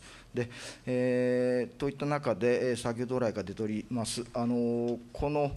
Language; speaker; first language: Japanese; native; Japanese